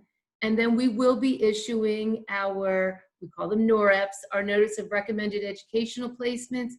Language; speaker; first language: English; native; English